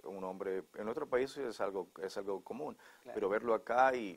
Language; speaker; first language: Spanish; native; Spanish